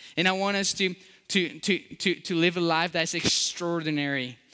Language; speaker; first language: English; non-native, fluent; Spanish